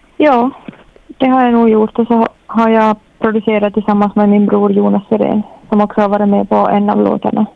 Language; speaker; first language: Swedish; native; Swedish